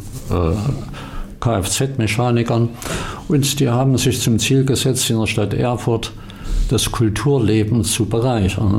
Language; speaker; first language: German; native; German